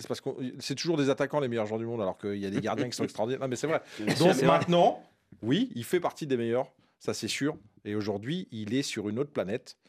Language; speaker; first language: French; native; French